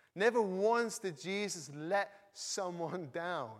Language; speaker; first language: English; native; English